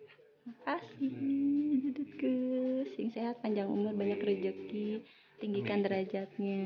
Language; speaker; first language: Indonesian; native; Indonesian